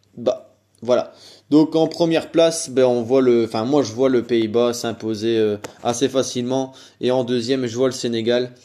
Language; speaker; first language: French; native; French